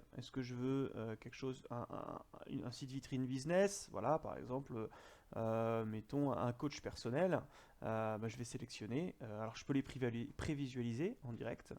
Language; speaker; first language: French; native; French